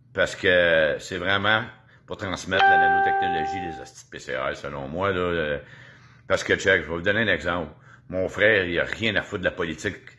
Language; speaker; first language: French; native; French